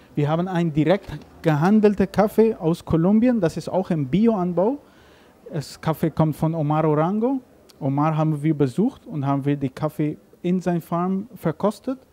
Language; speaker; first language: German; non-native, learner; Papiamento